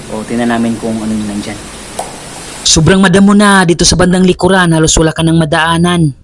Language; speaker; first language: Filipino; non-native, local second language; Cebuano